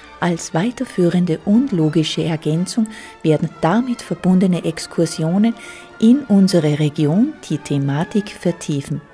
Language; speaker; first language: German; native; German